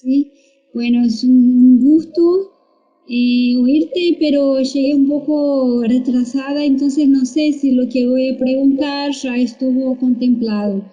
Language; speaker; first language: Spanish; non-native, fluent; Portuguese